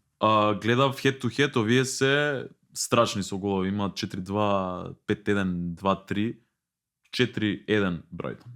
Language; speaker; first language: Macedonian; native; Macedonian